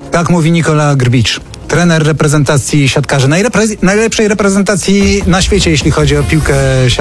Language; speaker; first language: Polish; native; Polish